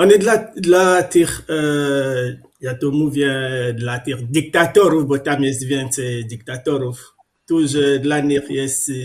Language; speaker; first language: Polish; non-native, fluent; Lingala